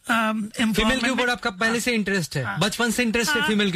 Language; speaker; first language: Hindi; native; Hindi